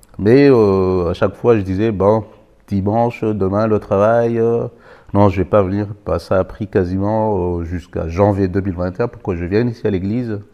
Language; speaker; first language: French; non-native, local second language; Malagasy